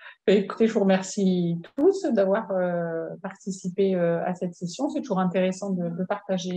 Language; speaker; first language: French; native; French